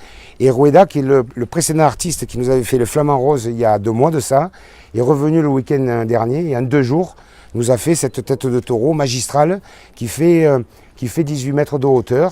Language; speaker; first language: French; native; French